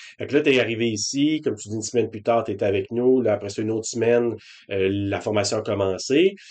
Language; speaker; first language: French; native; French